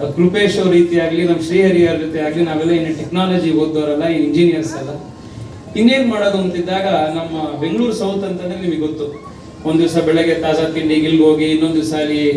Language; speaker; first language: Kannada; native; Kannada